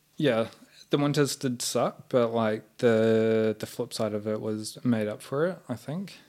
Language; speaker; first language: English; native; English